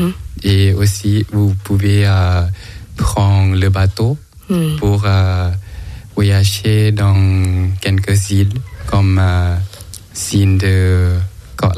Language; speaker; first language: French; non-native, learner; Thai